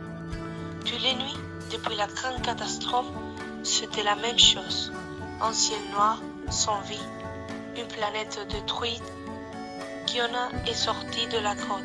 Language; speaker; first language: French; non-native, learner; Spanish